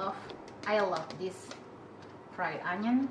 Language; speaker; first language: English; non-native, learner; Indonesian